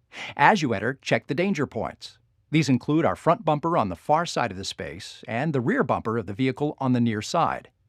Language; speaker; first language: English; native; English